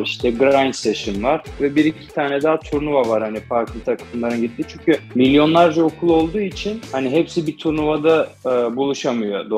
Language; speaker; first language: Turkish; native; Turkish